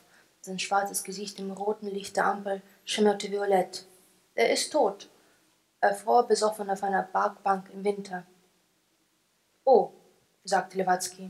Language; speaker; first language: German; non-native, fluent; Ukrainian